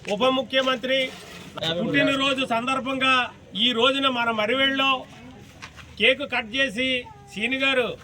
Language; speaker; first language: Telugu; native; Telugu